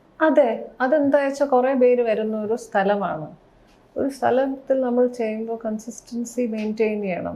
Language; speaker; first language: Malayalam; early bilingual, heritage; Malayalam